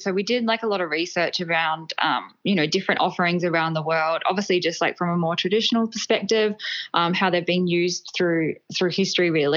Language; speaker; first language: English; native; English